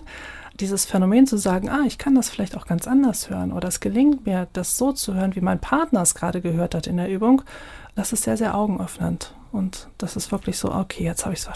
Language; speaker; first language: German; native; German